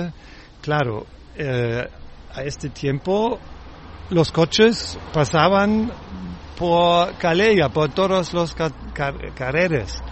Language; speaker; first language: Spanish; non-native, fluent; German